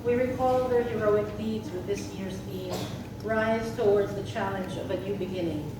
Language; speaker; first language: English; non-native, local second language; Filipino